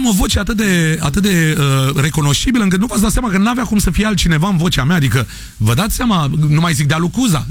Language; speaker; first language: Romanian; native; Romanian